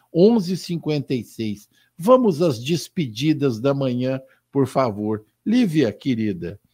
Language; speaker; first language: Portuguese; native; Portuguese